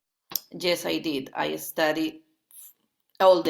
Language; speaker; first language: English; non-native, learner; Spanish